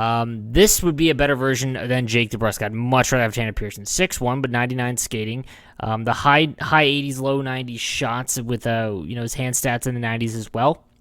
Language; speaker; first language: English; native; English